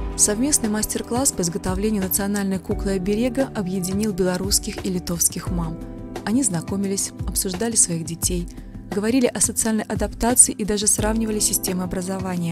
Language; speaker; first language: Russian; native; Russian